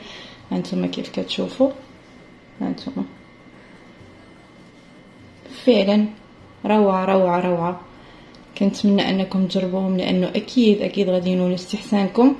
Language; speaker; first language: Arabic; native; Arabic